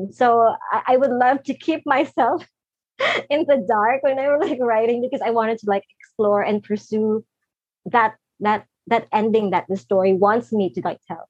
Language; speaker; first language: English; non-native, local second language; Filipino